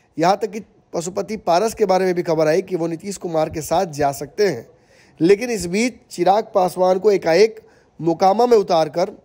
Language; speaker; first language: Hindi; native; Hindi